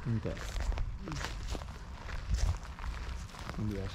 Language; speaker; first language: Italian; native; Italian